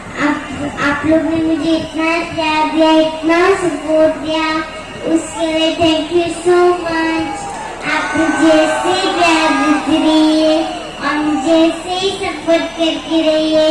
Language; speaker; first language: Hindi; non-native, local second language; Nepali